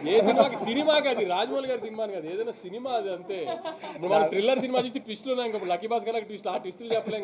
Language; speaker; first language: Telugu; native; Telugu